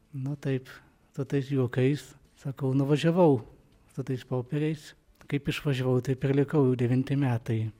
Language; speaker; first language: Lithuanian; non-native, local second language; Polish